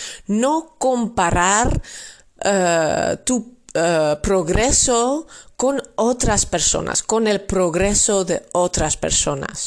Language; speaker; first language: Spanish; non-native, fluent; Dutch